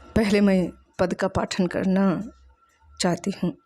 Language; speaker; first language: Hindi; non-native, local second language; Telugu